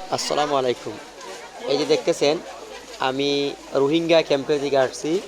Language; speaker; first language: Bangla; non-native, local second language; Sylheti